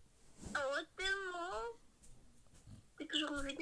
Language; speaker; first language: French; native; French